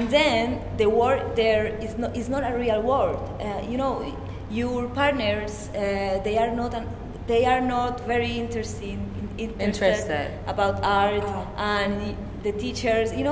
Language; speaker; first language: English; non-native, learner; Spanish